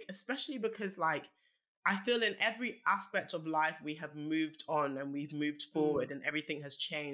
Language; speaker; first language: English; native; English